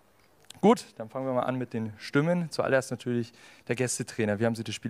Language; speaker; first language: German; native; German